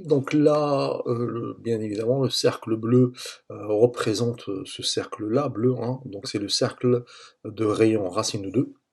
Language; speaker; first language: French; native; French